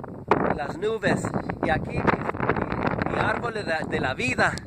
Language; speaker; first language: Spanish; non-native, fluent; English